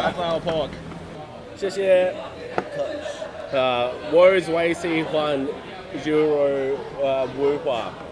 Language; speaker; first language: Chinese; non-native, learner; English